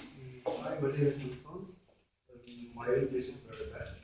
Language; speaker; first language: English; non-native, learner; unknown